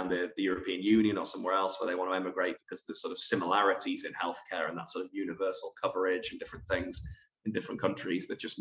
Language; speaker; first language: English; native; English